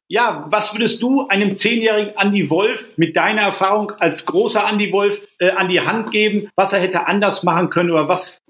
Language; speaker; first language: German; native; German